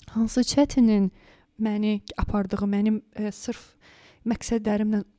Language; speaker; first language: Azerbaijani; native; Azerbaijani